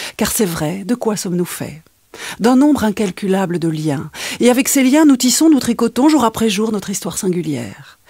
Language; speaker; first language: French; native; French